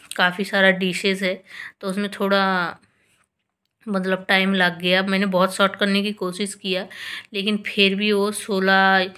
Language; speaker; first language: Hindi; non-native, local second language; Bangla